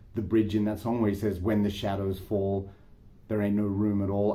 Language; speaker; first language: English; native; English